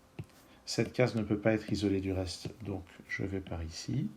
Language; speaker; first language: French; native; French